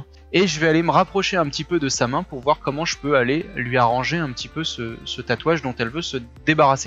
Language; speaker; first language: French; native; French